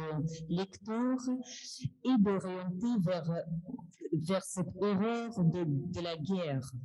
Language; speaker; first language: French; non-native, fluent; Russian